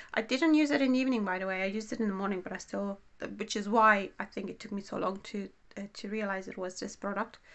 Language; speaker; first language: English; non-native, fluent; Romanian